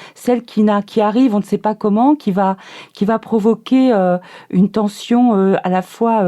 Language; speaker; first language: French; native; French